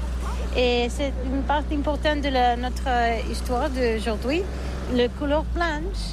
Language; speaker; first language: French; non-native, learner; Catalan